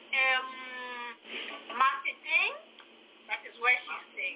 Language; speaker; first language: English; non-native, local second language; Southern Sotho